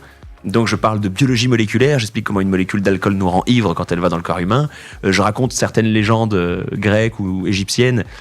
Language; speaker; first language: French; native; French